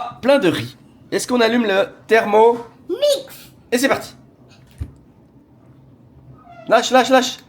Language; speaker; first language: French; native; French